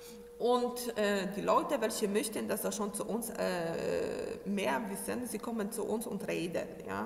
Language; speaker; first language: German; non-native, learner; Polish